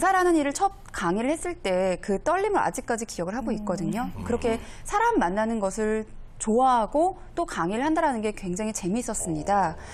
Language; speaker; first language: Korean; native; Korean